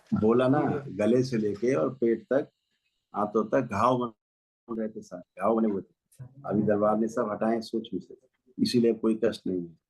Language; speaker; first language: Hindi; native; Hindi